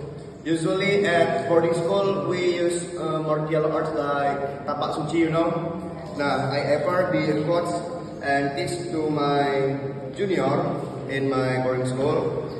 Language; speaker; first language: English; non-native, learner; Indonesian